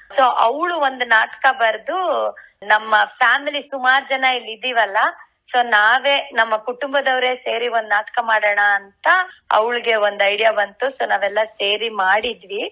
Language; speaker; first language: Kannada; native; Kannada